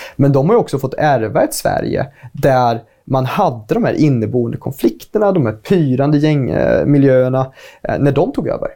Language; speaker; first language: Swedish; native; Swedish